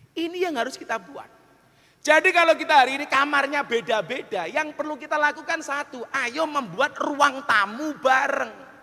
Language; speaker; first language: Indonesian; non-native, local second language; Javanese